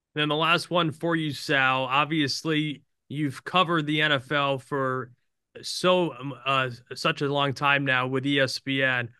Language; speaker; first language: English; native; English